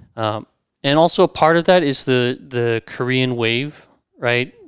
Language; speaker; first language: English; native; English